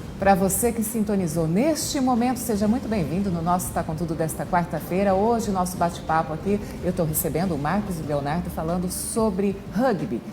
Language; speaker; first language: Portuguese; native; Portuguese